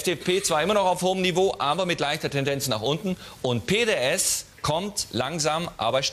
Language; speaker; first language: German; native; German